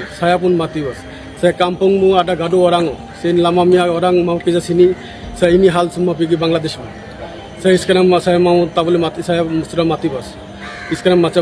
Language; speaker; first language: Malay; non-native, learner; Bangla